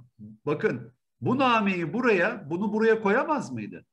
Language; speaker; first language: Turkish; native; Turkish